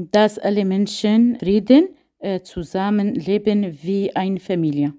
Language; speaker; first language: German; non-native, learner; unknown